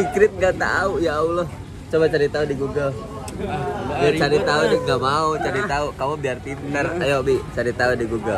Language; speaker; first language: Indonesian; native; Indonesian